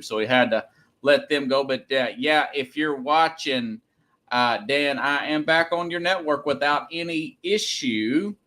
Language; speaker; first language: English; native; English